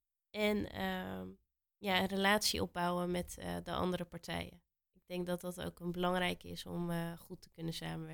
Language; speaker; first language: Dutch; native; Dutch